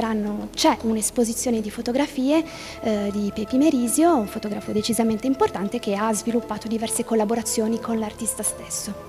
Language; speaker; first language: Italian; native; Italian